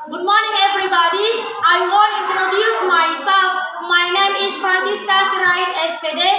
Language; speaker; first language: English; non-native, learner; Indonesian